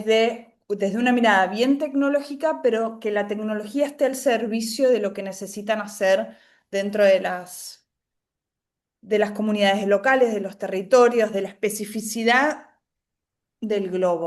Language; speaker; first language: Spanish; native; Spanish